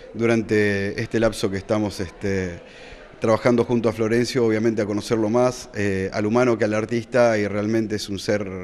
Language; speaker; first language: Spanish; native; Spanish